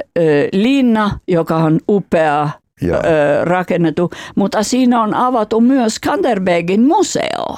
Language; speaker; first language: Finnish; non-native, fluent; Albanian